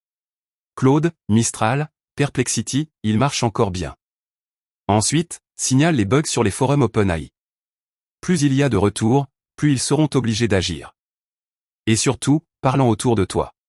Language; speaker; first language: French; native; French